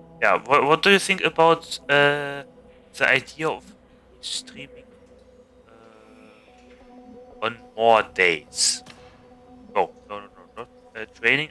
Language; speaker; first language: English; non-native, fluent; German